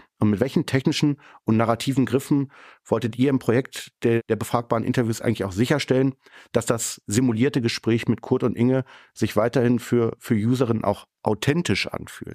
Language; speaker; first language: German; native; German